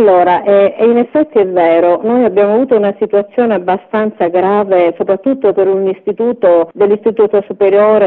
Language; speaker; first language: Italian; native; Italian